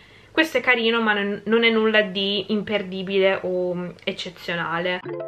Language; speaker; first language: Italian; native; Italian